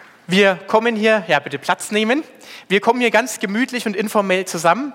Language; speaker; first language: German; native; German